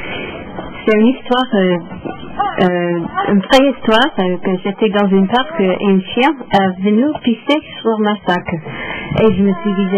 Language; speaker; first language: French; non-native, learner; English